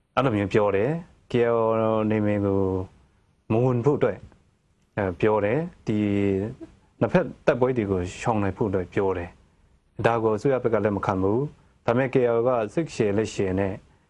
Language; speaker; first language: Burmese; non-native, local second language; Kachin